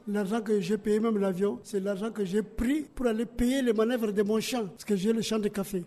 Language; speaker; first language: French; non-native, local second language; Soninke